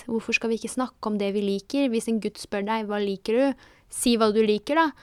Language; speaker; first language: Norwegian; early bilingual, other home language; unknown